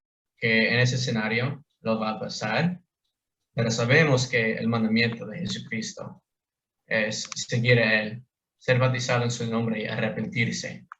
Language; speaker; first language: Spanish; non-native, fluent; English